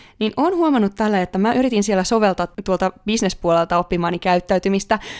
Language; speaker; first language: Finnish; native; Finnish